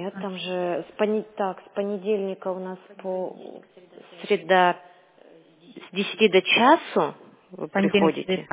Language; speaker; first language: Russian; native; Russian